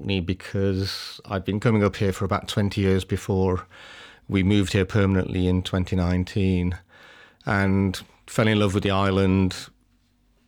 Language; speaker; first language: English; native; English